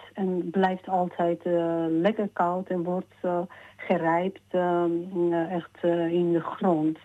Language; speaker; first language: Dutch; non-native, fluent; Georgian